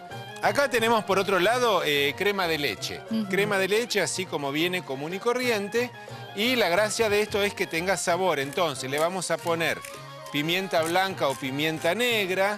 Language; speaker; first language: Spanish; native; Spanish